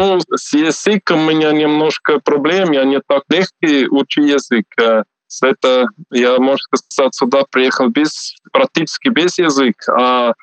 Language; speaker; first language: Russian; non-native, learner; Swiss German